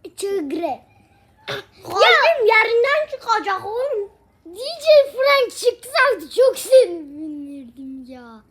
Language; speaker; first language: Turkish; native; Turkish